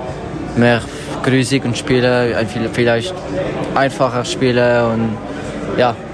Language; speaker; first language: German; non-native, learner; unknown